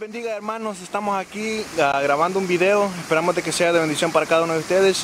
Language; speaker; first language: Spanish; native; Spanish